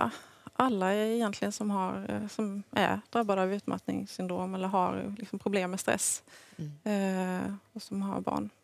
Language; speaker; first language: Swedish; native; Swedish